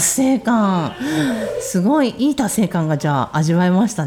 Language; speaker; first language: Japanese; native; Japanese